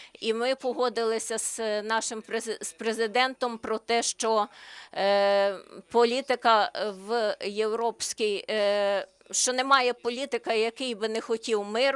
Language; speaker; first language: Ukrainian; non-native, learner; Slovenian